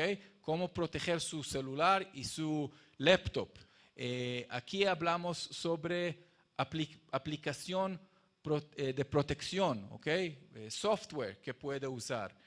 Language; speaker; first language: Spanish; non-native, fluent; Hebrew